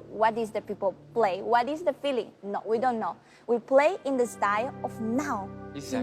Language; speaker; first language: English; non-native, learner; Chinese